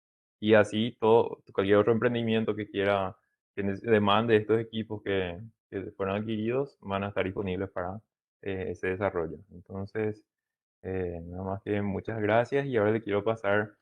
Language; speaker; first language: Spanish; native; Spanish